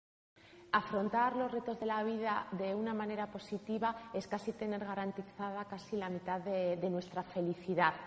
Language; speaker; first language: Spanish; native; Spanish